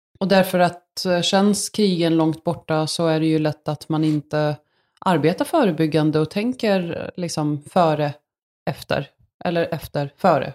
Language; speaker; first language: Swedish; early bilingual, other home language; Arabic